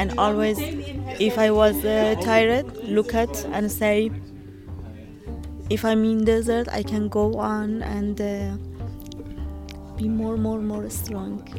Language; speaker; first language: English; non-native, learner; Persian